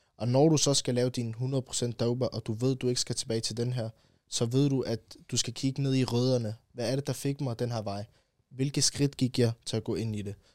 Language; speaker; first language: Danish; early bilingual, other home language; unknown